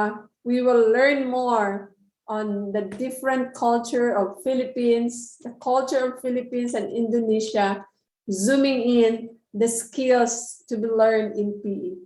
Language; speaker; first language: English; non-native, local second language; Filipino